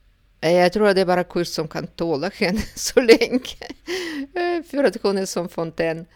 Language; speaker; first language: Swedish; non-native, fluent; Russian